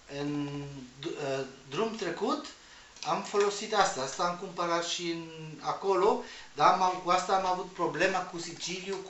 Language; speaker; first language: Romanian; non-native, learner; Spanish